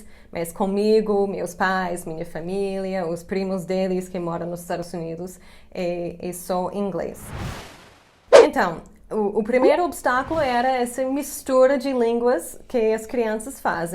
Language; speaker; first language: Portuguese; non-native, fluent; English